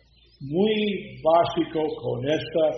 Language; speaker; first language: Spanish; non-native, learner; English